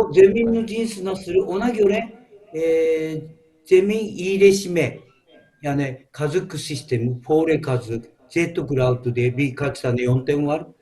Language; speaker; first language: Turkish; non-native, learner; Japanese